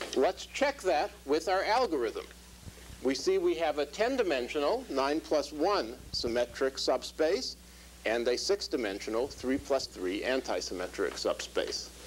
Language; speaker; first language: English; native; English